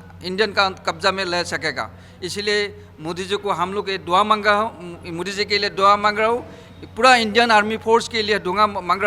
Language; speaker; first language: Hindi; non-native, local second language; Assamese